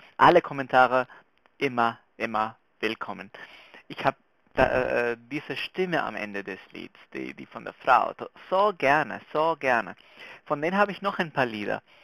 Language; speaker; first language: German; non-native, fluent; Spanish